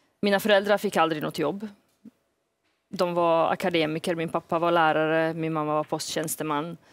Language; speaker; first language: Swedish; early bilingual, other home language; Bosnian